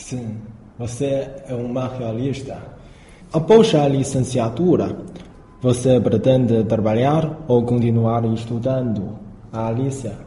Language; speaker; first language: Portuguese; non-native, fluent; Chinese